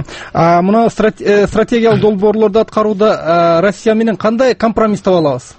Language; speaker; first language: Kyrgyz; native; Kyrgyz